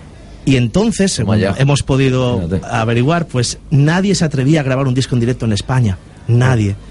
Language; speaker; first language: Spanish; native; Spanish